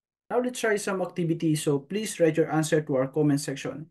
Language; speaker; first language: English; non-native, local second language; Filipino